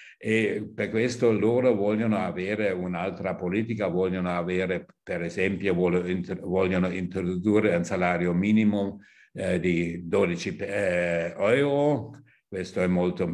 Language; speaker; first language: Italian; non-native, fluent; German